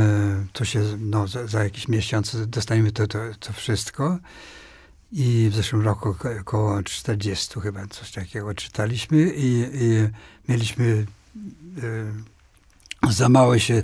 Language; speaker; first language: Polish; non-native, fluent; Swedish